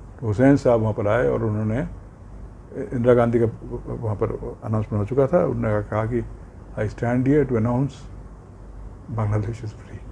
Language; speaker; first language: Hindi; non-native, local second language; Bangla